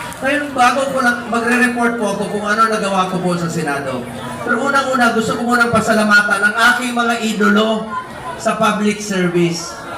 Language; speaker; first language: Filipino; non-native, local second language; Cebuano